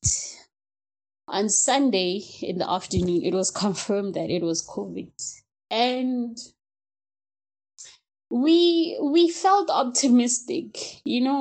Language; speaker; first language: English; non-native, local second language; Tswana